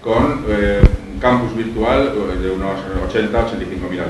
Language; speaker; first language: Spanish; native; Spanish